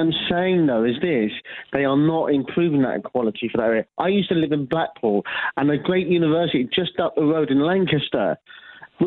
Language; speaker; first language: English; native; English